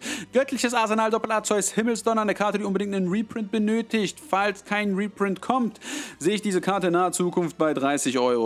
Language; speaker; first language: German; native; German